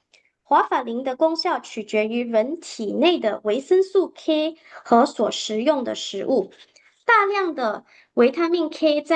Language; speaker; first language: Chinese; native; Chinese